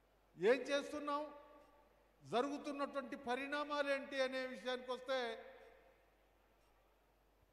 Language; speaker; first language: Telugu; native; Telugu